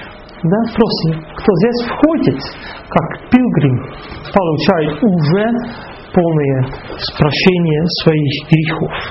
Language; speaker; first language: Russian; non-native, fluent; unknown